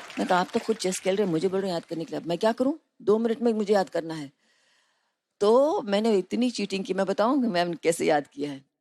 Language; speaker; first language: Hindi; non-native, local second language; Tamil